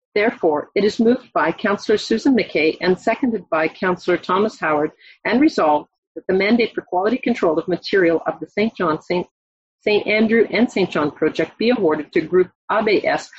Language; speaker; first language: English; native; English